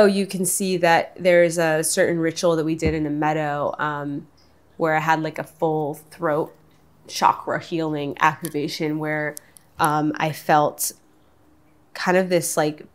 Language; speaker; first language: English; native; English